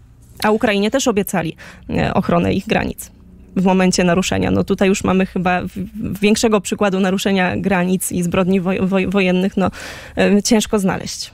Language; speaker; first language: Polish; native; Polish